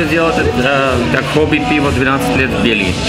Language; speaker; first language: Russian; non-native, learner; Dutch